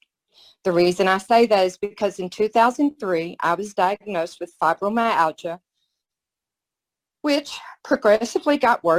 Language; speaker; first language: English; native; English